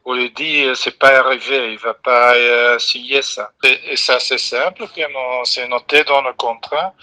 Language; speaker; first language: French; non-native, local second language; Dutch